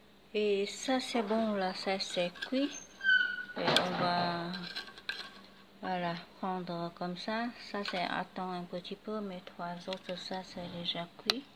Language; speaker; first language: French; non-native, fluent; Vietnamese